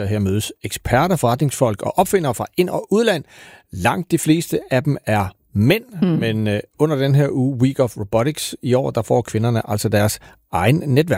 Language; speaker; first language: Danish; native; Danish